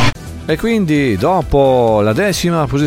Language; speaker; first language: Italian; native; Italian